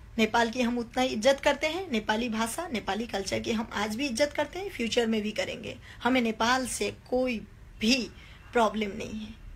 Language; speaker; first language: Hindi; non-native, local second language; Nepali